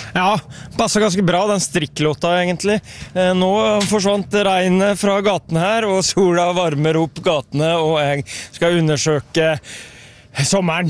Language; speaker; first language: Norwegian; native; Norwegian